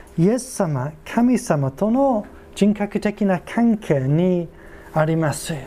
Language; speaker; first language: Japanese; non-native, fluent; English